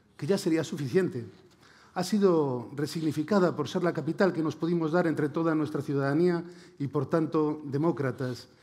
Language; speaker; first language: Spanish; native; Spanish